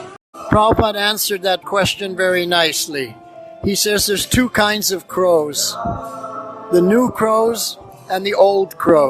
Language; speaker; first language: English; native; English